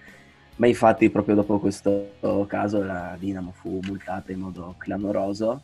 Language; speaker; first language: Italian; native; Italian